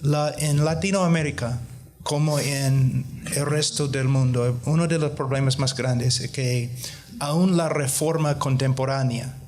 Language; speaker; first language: Spanish; non-native, fluent; English